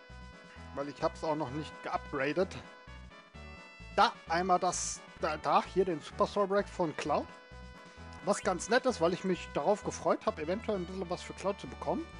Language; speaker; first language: German; native; German